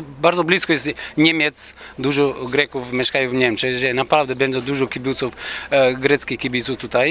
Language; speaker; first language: Polish; non-native, learner; Greek